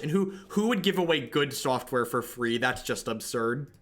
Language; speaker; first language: English; native; English